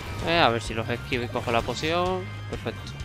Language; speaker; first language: Spanish; native; Spanish